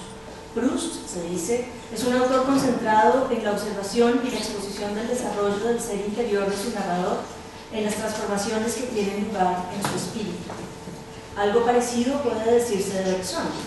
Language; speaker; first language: Spanish; native; Spanish